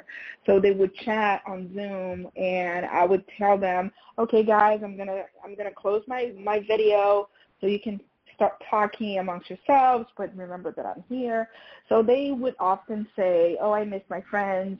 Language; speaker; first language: English; non-native, fluent; Portuguese